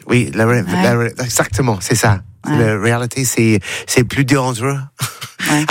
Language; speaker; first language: French; non-native, learner; English